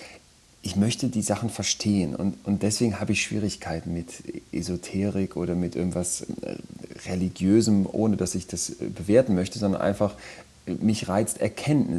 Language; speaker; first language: German; native; German